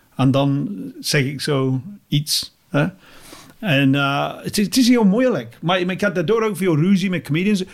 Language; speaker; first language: Dutch; non-native, fluent; English